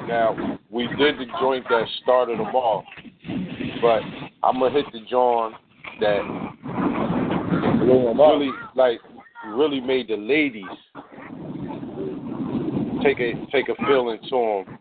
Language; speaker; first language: English; native; English